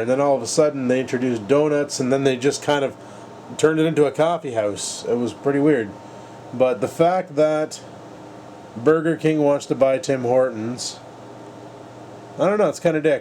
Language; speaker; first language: English; native; English